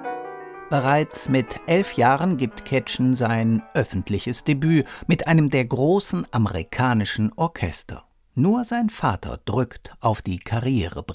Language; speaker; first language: German; native; German